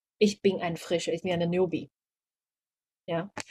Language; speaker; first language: German; non-native, learner; Chinese